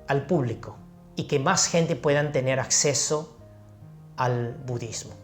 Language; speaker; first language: Spanish; non-native, fluent; Chinese